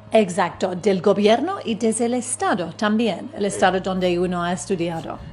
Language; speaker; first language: Spanish; non-native, fluent; English